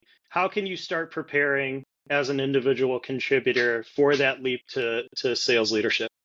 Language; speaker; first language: English; native; English